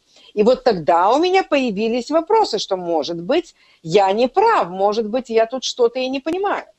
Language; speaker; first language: Russian; native; Russian